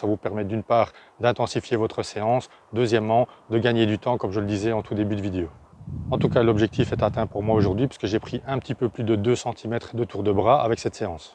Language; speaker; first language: French; native; French